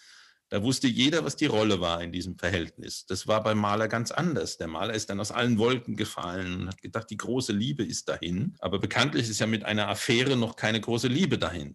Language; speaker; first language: German; native; German